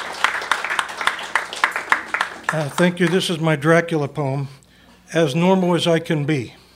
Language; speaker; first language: English; native; English